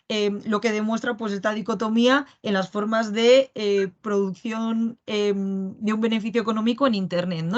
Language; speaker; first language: Spanish; native; Spanish